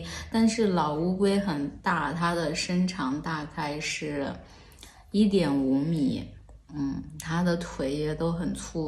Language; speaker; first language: Chinese; native; Chinese